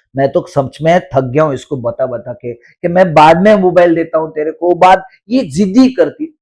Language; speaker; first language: Hindi; non-native, local second language; Marathi